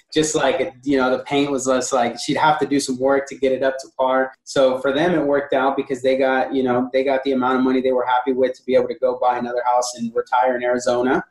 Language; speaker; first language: English; native; English